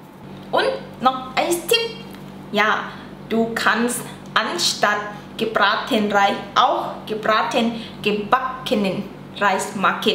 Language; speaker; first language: German; non-native, learner; Thai